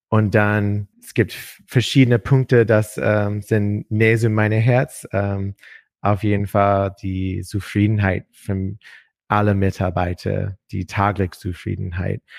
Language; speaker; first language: German; non-native, learner; English